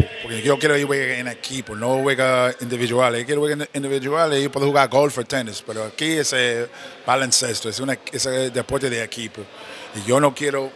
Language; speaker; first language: Spanish; non-native, learner; English